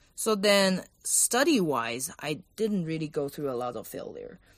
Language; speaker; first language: English; non-native, fluent; Chinese